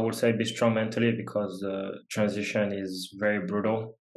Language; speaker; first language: English; non-native, fluent; French